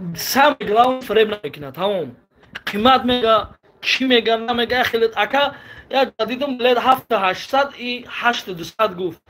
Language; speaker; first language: Tajik; native; Tajik